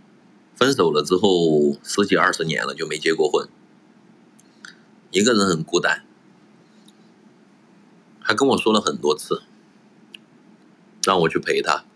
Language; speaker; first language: Chinese; native; Chinese